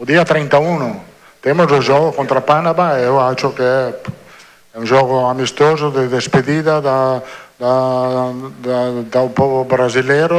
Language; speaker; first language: Portuguese; non-native, learner; Italian